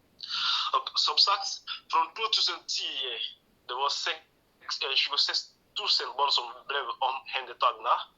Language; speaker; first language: Swedish; non-native, learner; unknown